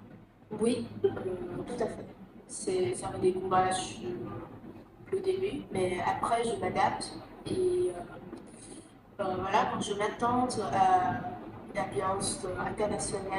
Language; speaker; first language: French; non-native, fluent; Vietnamese